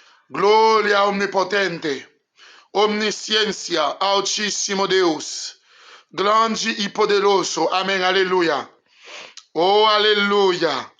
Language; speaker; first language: Portuguese; non-native, learner; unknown